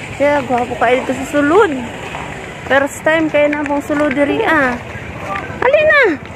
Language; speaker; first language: Cebuano; native; Cebuano